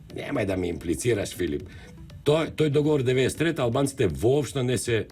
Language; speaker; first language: Macedonian; non-native, local second language; Albanian